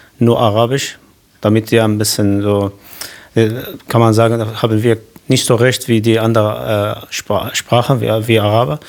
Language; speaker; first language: German; non-native, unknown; Kurdish